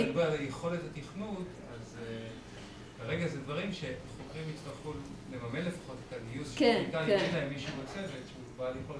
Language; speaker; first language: Hebrew; native; Hebrew